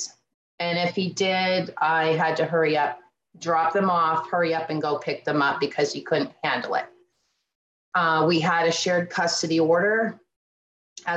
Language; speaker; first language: English; native; English